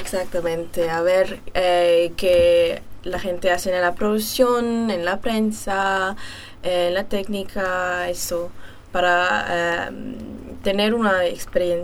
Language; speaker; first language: Spanish; early bilingual, heritage; German